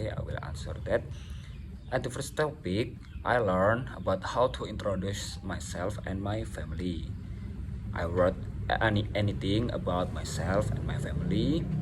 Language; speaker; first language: English; non-native, learner; Indonesian